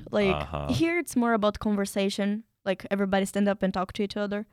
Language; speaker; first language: English; non-native, fluent; Portuguese